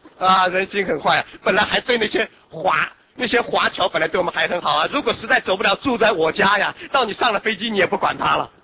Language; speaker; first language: Chinese; non-native, local second language; Cantonese